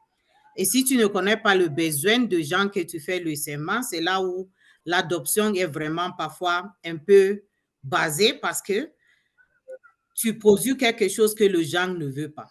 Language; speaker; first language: French; non-native, learner; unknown